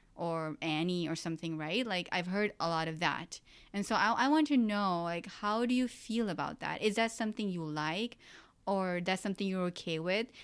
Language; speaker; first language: English; early bilingual, other home language; Urdu